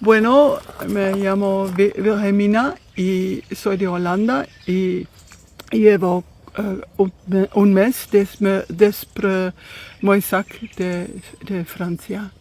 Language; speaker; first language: Spanish; non-native, fluent; Dutch